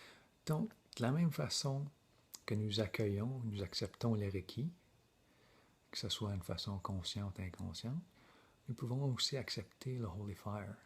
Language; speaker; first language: French; native; French